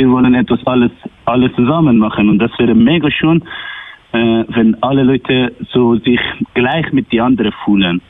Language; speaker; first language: German; non-native, learner; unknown